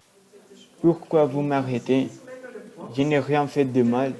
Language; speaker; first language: French; non-native, learner; Spanish